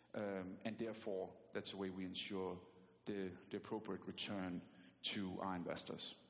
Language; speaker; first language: English; non-native, fluent; Danish